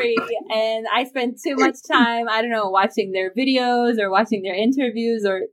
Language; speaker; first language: English; non-native, fluent; Romanian